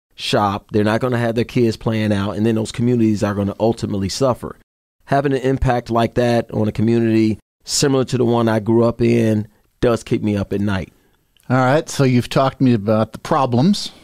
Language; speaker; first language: English; native; English